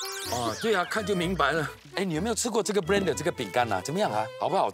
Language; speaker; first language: Chinese; native; Chinese